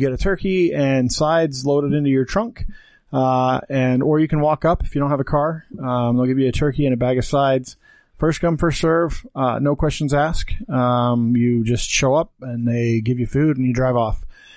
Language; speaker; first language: English; native; English